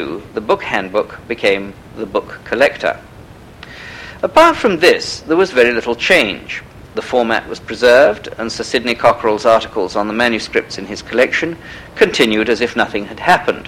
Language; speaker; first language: English; native; English